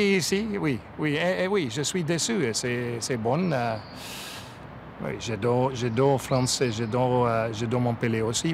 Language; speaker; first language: French; non-native, learner; English